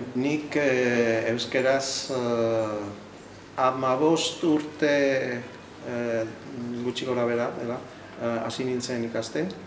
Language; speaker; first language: Basque; non-native, fluent; Spanish